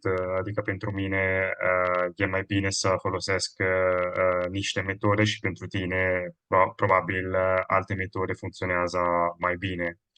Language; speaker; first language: Romanian; non-native, fluent; Italian